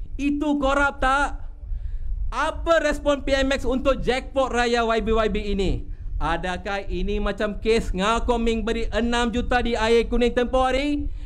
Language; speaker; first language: Malay; non-native, local second language; Tamil